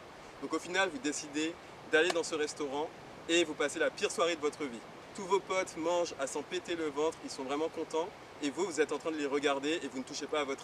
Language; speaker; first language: French; native; French